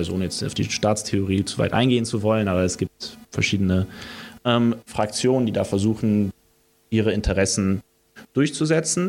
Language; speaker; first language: German; early bilingual, other home language; Romanian